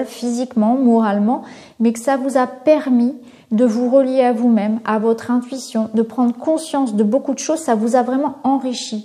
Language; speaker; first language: French; native; French